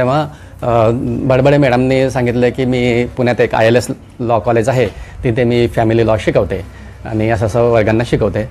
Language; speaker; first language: Marathi; non-native, local second language; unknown